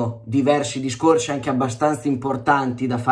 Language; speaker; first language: Italian; native; Italian